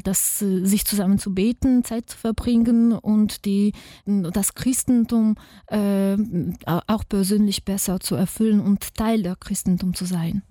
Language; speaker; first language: German; non-native, fluent; Polish